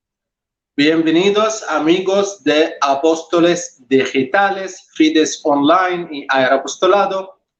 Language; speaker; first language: Spanish; non-native, fluent; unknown